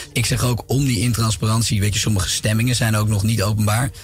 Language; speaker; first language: Dutch; native; Dutch